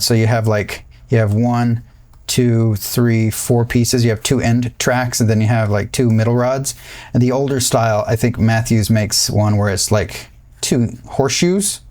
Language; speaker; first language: English; native; English